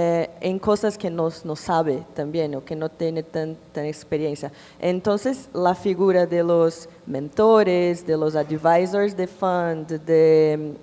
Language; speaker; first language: Spanish; non-native, fluent; Portuguese